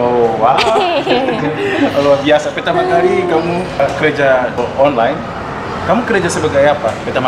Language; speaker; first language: Indonesian; non-native, fluent; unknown